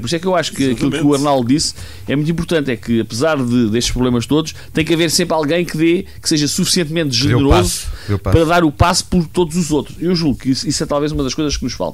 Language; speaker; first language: Portuguese; native; Portuguese